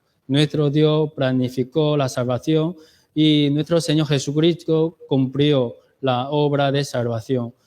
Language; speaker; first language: Spanish; non-native, learner; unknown